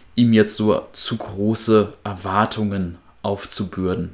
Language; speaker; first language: German; native; German